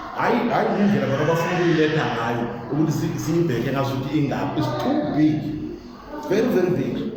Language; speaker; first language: Zulu; native; Zulu